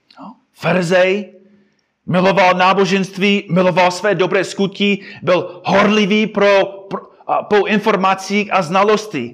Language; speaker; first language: Czech; non-native, fluent; English